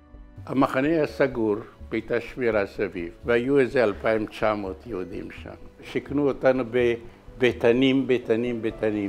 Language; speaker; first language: Hebrew; non-native, fluent; Arabic